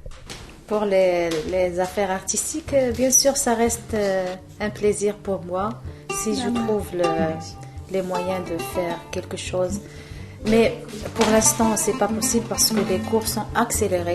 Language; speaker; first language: French; non-native, local second language; Arabic